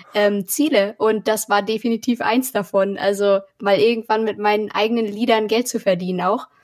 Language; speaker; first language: German; native; German